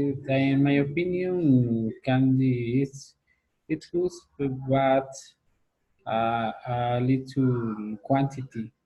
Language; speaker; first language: English; non-native, learner; Spanish